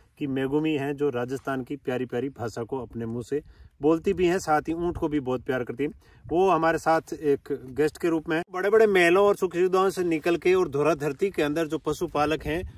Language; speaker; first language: Hindi; native; Hindi